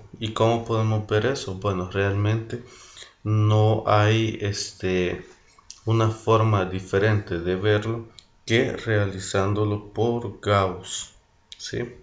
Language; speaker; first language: Spanish; native; Spanish